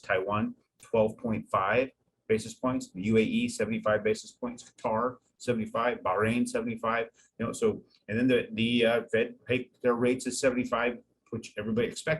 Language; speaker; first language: English; native; English